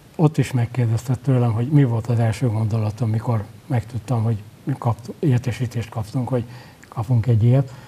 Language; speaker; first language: Hungarian; native; Hungarian